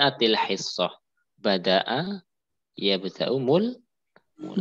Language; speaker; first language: Arabic; non-native, fluent; Indonesian